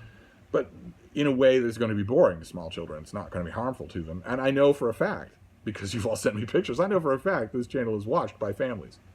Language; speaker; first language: English; native; English